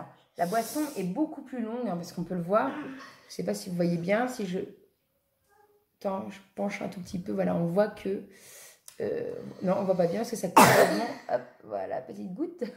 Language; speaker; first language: French; native; French